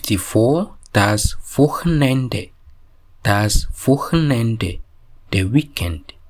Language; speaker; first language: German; non-native, fluent; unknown